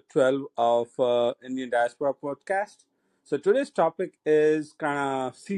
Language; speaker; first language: English; non-native, local second language; Hindi